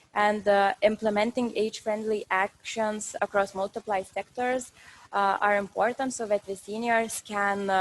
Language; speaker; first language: English; non-native, fluent; Lithuanian